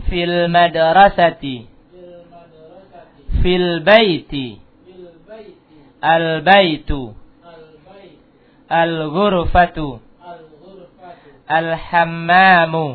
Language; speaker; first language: Arabic; non-native, fluent; Indonesian